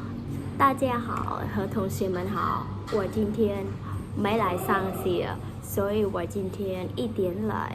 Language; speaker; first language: Chinese; non-native, learner; Khmer